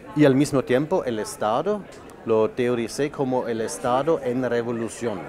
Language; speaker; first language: Spanish; non-native, fluent; German